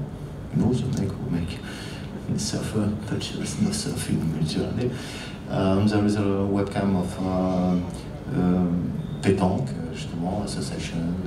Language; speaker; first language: English; non-native, learner; French